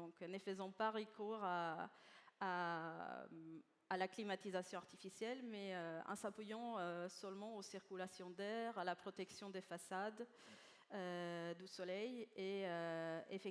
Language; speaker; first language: French; native; French